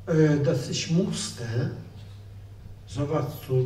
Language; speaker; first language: German; non-native, fluent; Polish